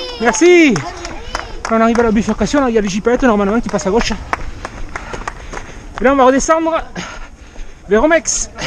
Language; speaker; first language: French; native; French